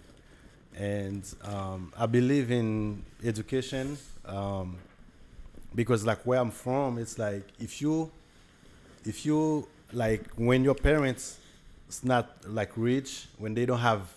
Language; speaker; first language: English; non-native, fluent; Haitian Creole